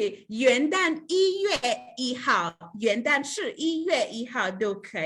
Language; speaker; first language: Chinese; non-native, fluent; English